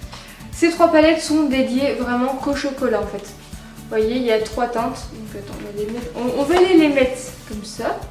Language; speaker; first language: French; native; French